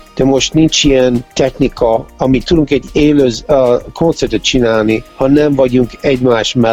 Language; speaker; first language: Hungarian; early bilingual, heritage; Hungarian